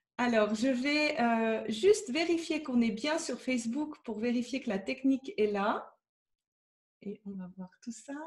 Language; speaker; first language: French; native; French